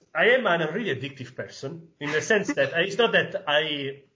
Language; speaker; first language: English; non-native, fluent; Italian